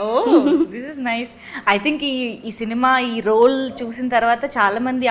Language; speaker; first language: Telugu; native; Telugu